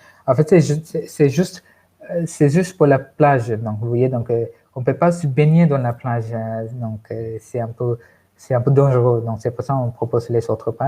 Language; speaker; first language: French; non-native, fluent; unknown